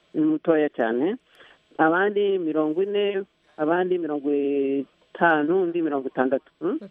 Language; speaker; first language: Kinyarwanda; early bilingual, heritage; Kinyarwanda